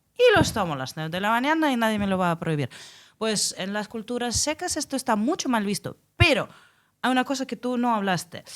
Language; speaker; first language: Spanish; non-native, fluent; Russian